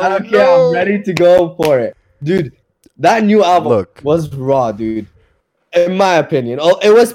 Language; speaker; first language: English; native; English